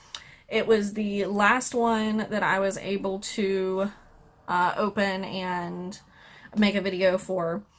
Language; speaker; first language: English; native; English